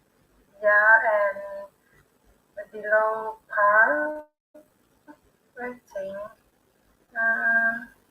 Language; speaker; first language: English; non-native, learner; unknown